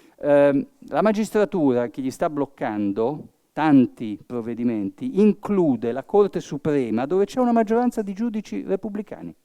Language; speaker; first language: Italian; early bilingual, heritage; Italian